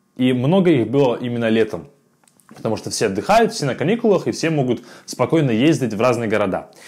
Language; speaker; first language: Russian; native; Russian